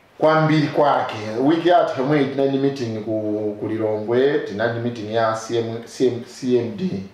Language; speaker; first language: Nyanja; non-native, local second language; Tumbuka